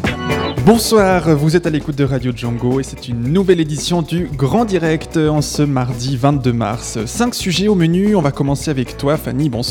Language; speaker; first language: French; native; French